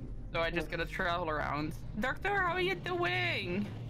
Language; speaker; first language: English; non-native, fluent; Dutch